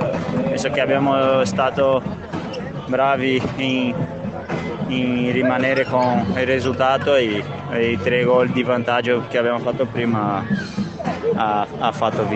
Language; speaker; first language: Italian; non-native, fluent; Spanish